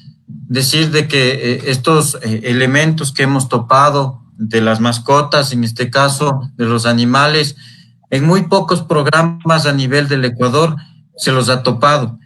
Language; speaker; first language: Spanish; native; Spanish